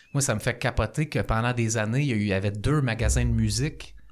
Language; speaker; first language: French; non-native, fluent; Spanish